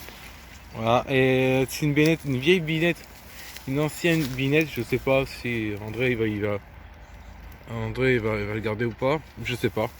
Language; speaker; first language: French; native; French